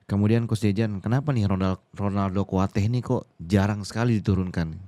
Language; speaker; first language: Indonesian; native; Indonesian